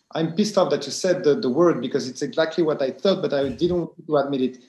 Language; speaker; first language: English; non-native, fluent; French